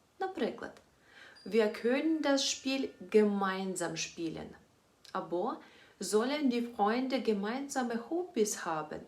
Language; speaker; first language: German; non-native, fluent; Ukrainian